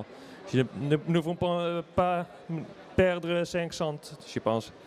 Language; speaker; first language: French; non-native, learner; Dutch